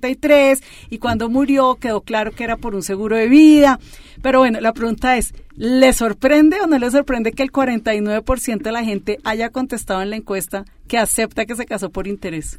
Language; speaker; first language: Spanish; native; Spanish